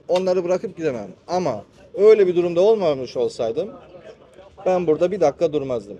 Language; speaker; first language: Turkish; early bilingual, heritage; Turkish